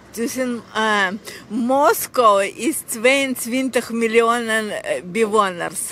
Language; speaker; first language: Dutch; non-native, learner; Russian